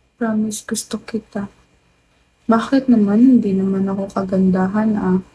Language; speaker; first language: Filipino; non-native, local second language; Cebuano